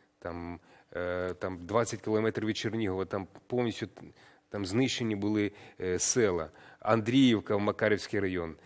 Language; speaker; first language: Ukrainian; native; Ukrainian